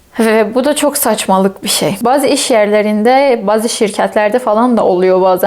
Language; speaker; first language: Turkish; non-native, fluent; Persian